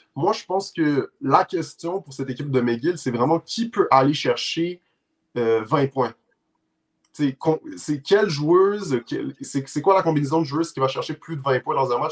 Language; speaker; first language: French; native; French